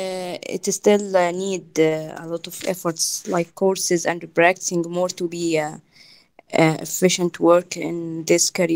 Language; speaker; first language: English; non-native, fluent; Arabic